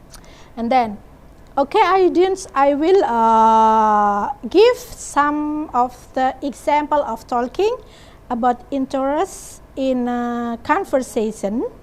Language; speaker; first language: English; non-native, learner; Indonesian